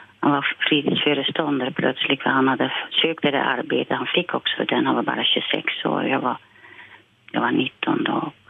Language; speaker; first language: Swedish; non-native, fluent; Dutch